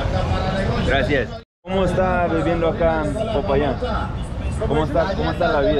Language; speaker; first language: Spanish; non-native, learner; English